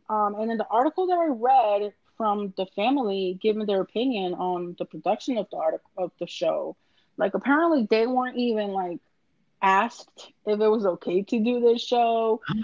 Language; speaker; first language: English; native; English